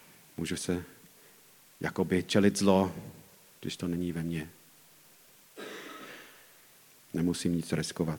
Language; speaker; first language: Czech; non-native, fluent; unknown